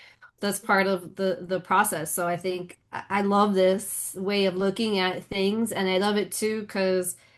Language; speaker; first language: English; native; English